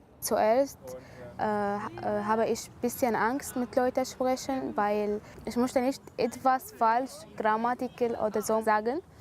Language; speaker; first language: German; non-native, learner; Arabic